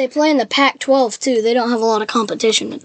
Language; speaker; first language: English; native; English